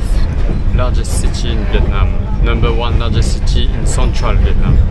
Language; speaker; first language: English; non-native, fluent; French